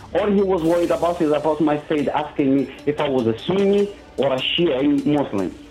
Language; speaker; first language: English; non-native, fluent; Arabic